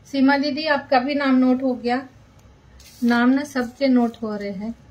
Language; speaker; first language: Hindi; non-native, local second language; Marathi